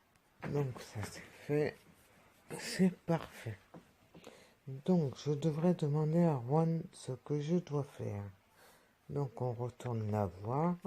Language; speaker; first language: French; native; French